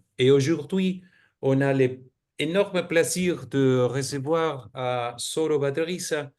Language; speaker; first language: French; non-native, fluent; Spanish